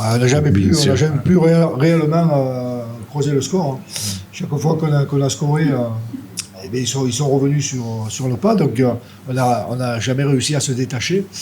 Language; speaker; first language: French; native; French